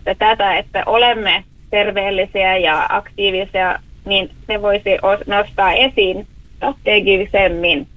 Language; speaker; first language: Finnish; non-native, local second language; Swedish